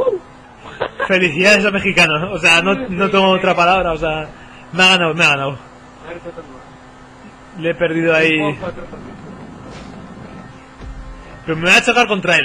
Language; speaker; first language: Spanish; native; Spanish